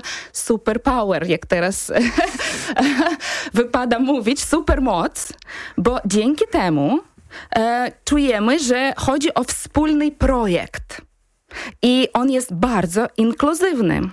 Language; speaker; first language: Polish; non-native, fluent; Ukrainian